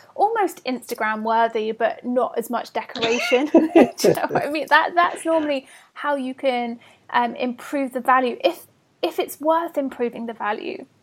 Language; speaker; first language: English; native; English